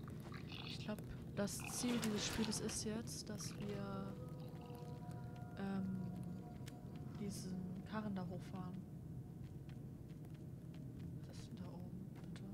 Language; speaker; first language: German; native; German